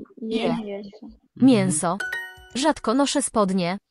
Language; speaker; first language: Polish; non-native, learner; Russian